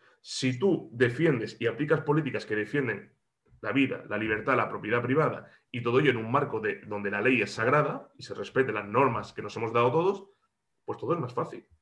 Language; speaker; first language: Spanish; native; Spanish